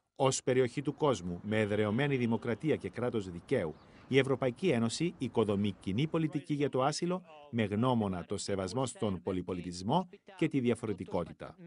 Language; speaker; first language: Greek; native; Greek